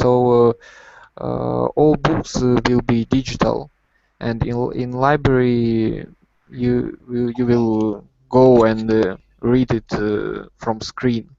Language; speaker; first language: English; non-native, learner; Russian